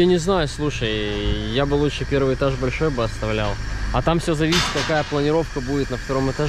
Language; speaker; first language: Russian; native; Russian